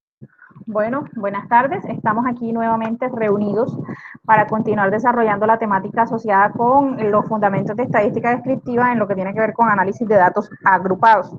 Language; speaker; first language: Spanish; native; Spanish